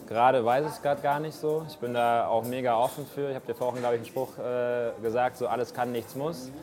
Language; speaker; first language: German; native; German